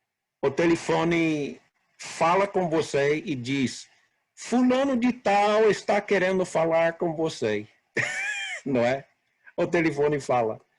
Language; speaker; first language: Portuguese; non-native, fluent; English